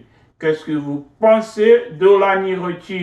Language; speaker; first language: French; non-native, fluent; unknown